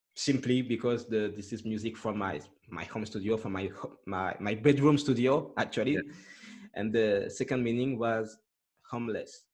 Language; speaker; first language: English; non-native, fluent; French